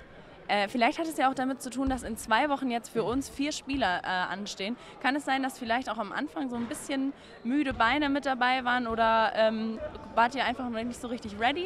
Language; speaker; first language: German; native; German